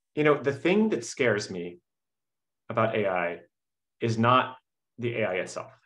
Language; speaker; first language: English; native; English